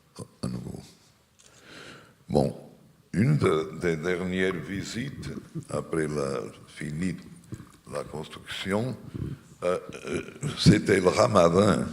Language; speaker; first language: French; non-native, fluent; Portuguese